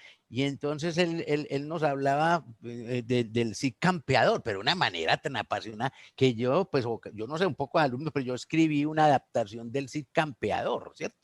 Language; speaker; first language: Spanish; native; Spanish